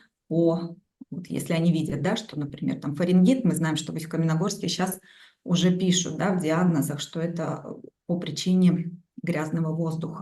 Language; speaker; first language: Russian; native; Russian